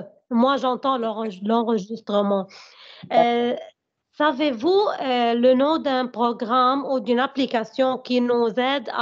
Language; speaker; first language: French; non-native, learner; Arabic